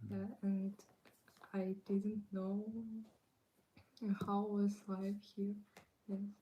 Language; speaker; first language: English; non-native, learner; Ukrainian